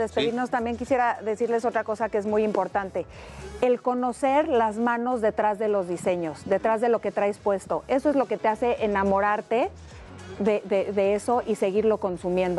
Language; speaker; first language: Spanish; native; Spanish